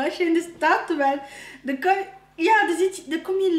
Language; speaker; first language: Dutch; non-native, fluent; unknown